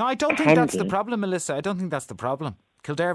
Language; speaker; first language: English; native; English